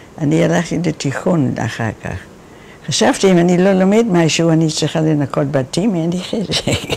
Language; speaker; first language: Hebrew; non-native, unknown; Dutch